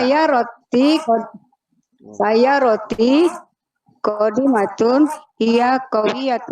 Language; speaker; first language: Arabic; non-native, learner; Indonesian